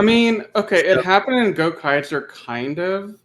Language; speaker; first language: English; native; English